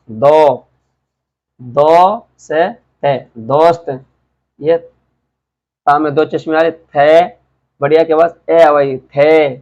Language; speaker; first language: Hindi; native; Hindi